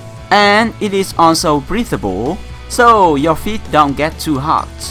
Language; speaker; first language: English; non-native, fluent; Vietnamese